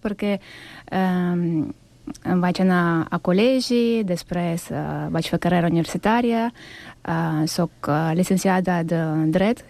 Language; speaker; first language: Catalan; non-native, fluent; Ukrainian